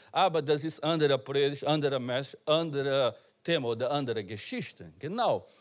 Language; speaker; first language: German; non-native, learner; Portuguese